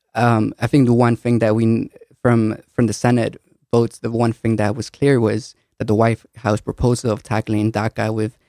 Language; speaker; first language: English; early bilingual, other home language; Spanish